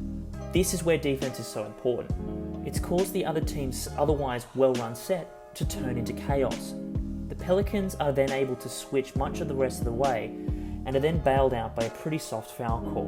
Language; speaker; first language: English; native; English